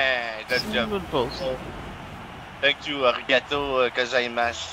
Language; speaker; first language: English; non-native, local second language; French